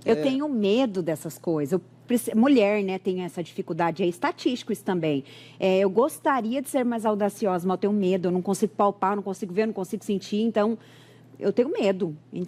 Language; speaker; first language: Portuguese; native; Portuguese